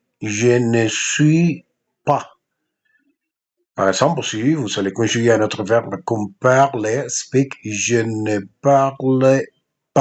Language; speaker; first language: French; non-native, fluent; Spanish